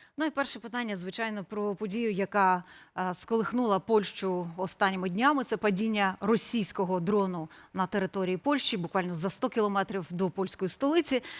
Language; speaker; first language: Ukrainian; native; Ukrainian